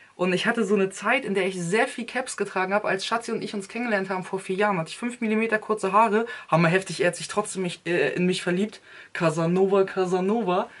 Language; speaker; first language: German; early bilingual, other home language; Turkish